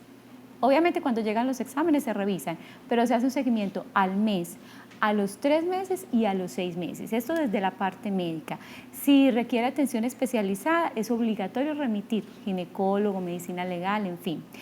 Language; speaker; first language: Spanish; native; Spanish